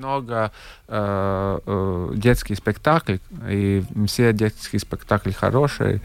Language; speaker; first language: Russian; non-native, local second language; Latvian